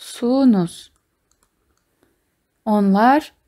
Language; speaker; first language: Turkish; non-native, fluent; Kazakh